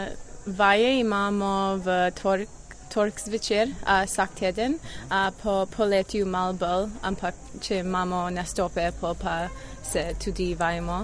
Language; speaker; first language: Slovenian; early bilingual, heritage; Slovenian